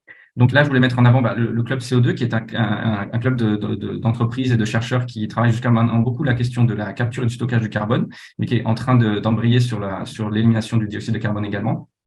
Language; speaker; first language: French; native; French